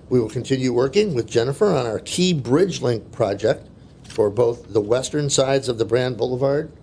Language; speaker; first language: English; native; English